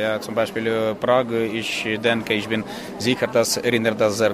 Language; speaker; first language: German; non-native, learner; Ukrainian